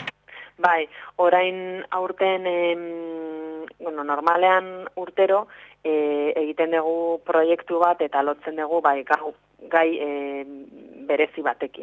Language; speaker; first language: Basque; non-native, local second language; Spanish